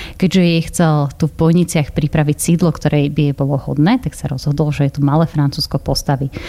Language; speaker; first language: Slovak; native; Slovak